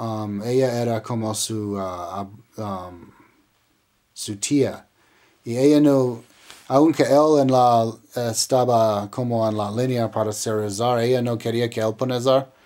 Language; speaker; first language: Spanish; non-native, learner; English